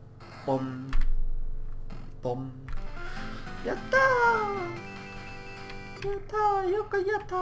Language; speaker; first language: Japanese; non-native, learner; English